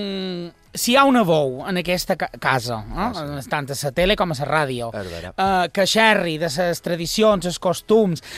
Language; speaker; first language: Catalan; native; Catalan